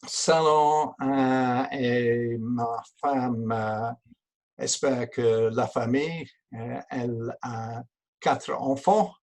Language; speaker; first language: French; non-native, learner; English